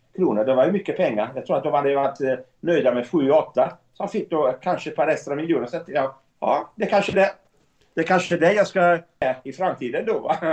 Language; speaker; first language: Swedish; non-native, fluent; Italian